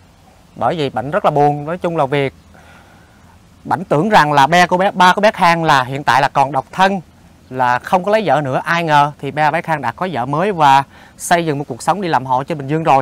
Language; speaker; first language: Vietnamese; native; Vietnamese